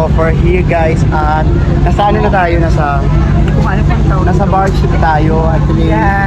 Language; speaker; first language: Filipino; native; Filipino